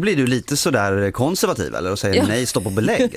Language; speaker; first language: Swedish; native; Swedish